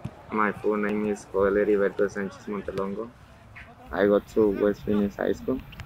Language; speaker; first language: English; non-native, learner; Spanish